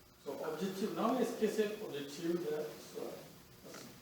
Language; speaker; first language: Portuguese; non-native, learner; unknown